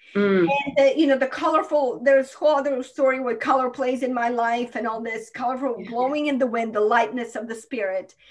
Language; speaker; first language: English; non-native, fluent; Croatian